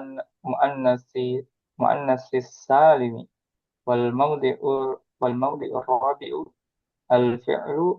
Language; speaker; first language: Arabic; non-native, learner; Indonesian